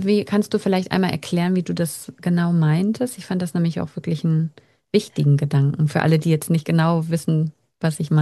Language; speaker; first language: German; native; German